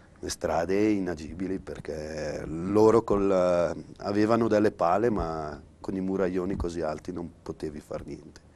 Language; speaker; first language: Italian; native; Italian